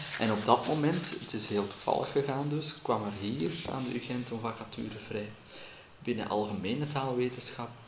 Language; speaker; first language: Dutch; native; Dutch